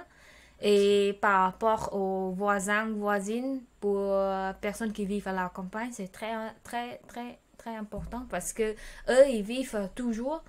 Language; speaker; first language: French; non-native, learner; Khmer